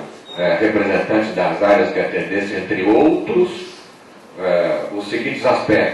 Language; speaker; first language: Portuguese; native; Portuguese